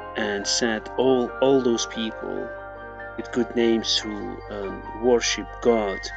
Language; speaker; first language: English; non-native, fluent; Persian